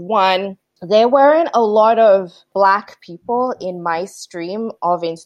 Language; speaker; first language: English; non-native, local second language; Yoruba